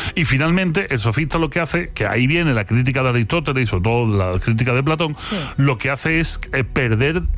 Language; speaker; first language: Spanish; native; Spanish